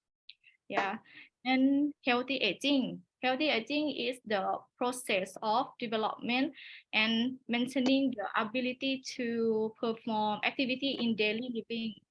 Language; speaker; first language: English; non-native, learner; Thai